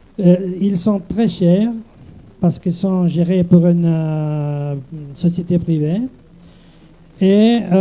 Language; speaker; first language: French; non-native, learner; Spanish